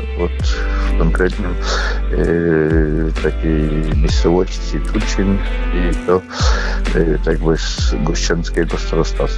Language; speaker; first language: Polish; non-native, fluent; Ukrainian